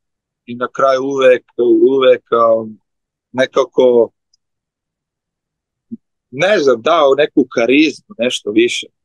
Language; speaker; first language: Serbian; early bilingual, heritage; Slovenian